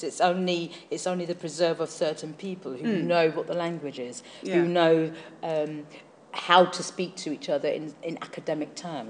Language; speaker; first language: English; native; English